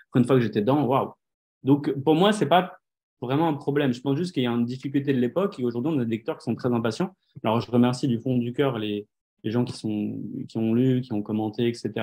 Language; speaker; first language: French; native; French